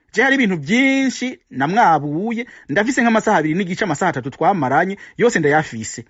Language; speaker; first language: Rundi; native; Rundi